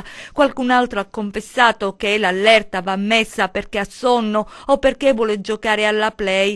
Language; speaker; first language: Italian; native; Italian